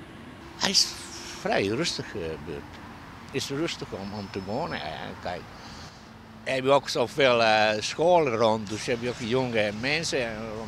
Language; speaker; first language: Dutch; non-native, learner; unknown